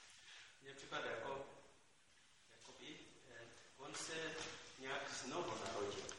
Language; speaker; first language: Czech; non-native, learner; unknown